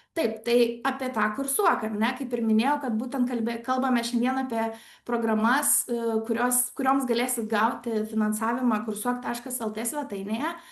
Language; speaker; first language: Lithuanian; native; Lithuanian